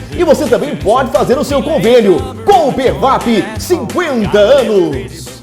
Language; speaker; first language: Portuguese; native; Portuguese